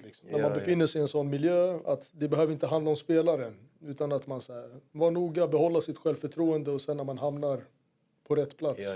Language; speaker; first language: Swedish; native; Swedish